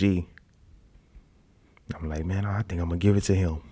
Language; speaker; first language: English; native; English